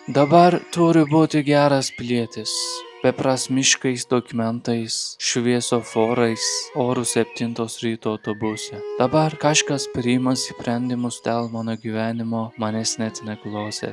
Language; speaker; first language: Lithuanian; non-native, learner; Turkish